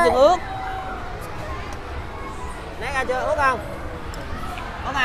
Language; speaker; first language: Vietnamese; native; Vietnamese